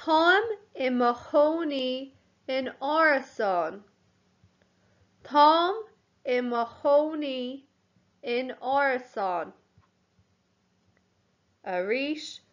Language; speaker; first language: Irish; non-native, local second language; English